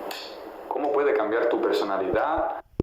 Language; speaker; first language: Spanish; non-native, fluent; Italian